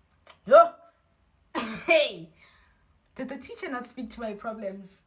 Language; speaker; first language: English; non-native, local second language; Xhosa